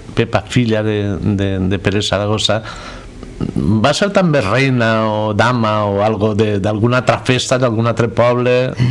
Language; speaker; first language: Spanish; non-native, local second language; Catalan